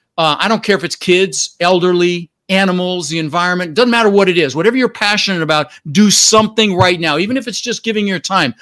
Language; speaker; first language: English; early bilingual, other home language; Dutch